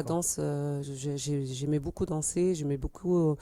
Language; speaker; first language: French; native; French